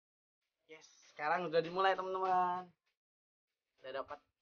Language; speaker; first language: Indonesian; native; Indonesian